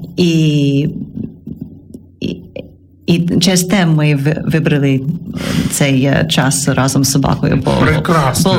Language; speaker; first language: Ukrainian; non-native, learner; English